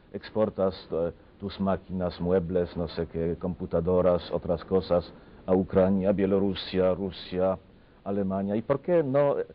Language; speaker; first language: Spanish; non-native, fluent; Polish